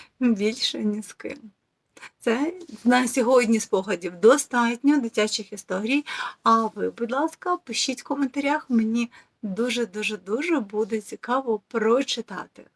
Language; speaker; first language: Ukrainian; native; Ukrainian